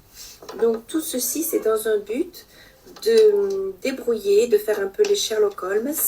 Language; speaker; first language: French; native; French